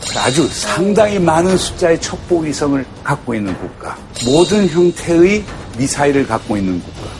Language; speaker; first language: Korean; native; Korean